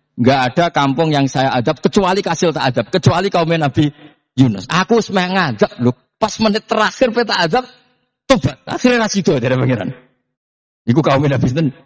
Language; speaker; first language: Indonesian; non-native, local second language; Javanese